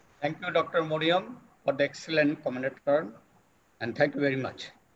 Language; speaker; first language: English; non-native, local second language; Bangla